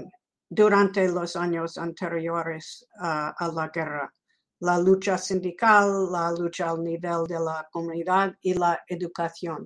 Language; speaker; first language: Spanish; non-native, fluent; English